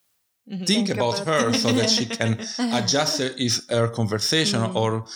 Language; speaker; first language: English; non-native, fluent; Italian